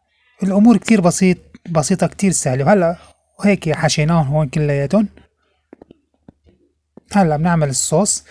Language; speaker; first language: Arabic; native; Arabic